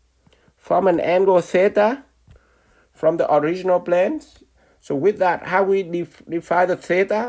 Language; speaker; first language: English; non-native, fluent; Vietnamese